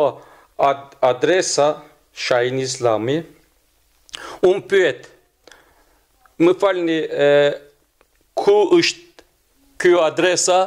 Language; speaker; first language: Albanian; non-native, learner; Turkish